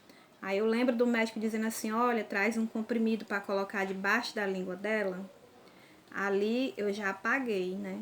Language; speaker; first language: Portuguese; native; Portuguese